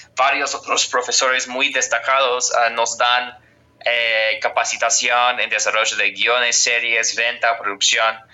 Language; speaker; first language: Spanish; non-native, fluent; English